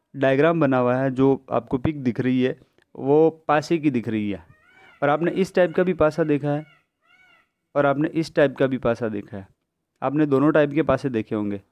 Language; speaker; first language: Hindi; native; Hindi